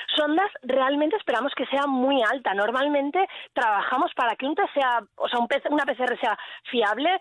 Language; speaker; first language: Spanish; native; Spanish